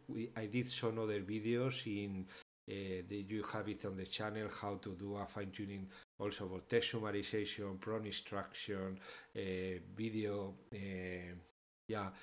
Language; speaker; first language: English; non-native, fluent; Spanish